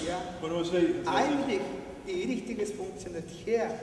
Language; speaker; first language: German; non-native, learner; Mongolian